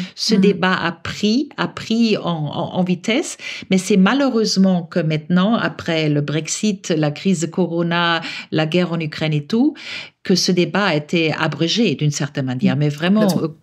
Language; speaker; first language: French; non-native, fluent; German